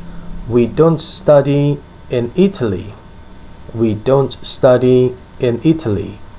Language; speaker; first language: English; non-native, fluent; Indonesian